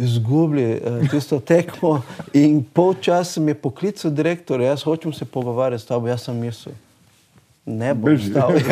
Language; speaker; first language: Slovenian; non-native, learner; Portuguese